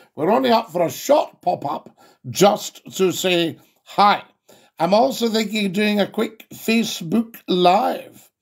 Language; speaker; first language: English; native; English